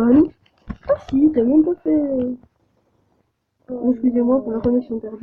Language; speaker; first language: French; native; French